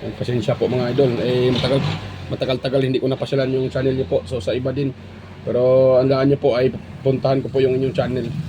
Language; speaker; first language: Filipino; non-native, local second language; Cebuano